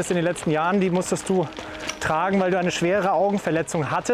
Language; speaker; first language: German; native; German